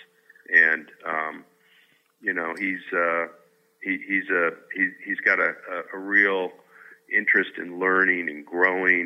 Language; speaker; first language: English; native; English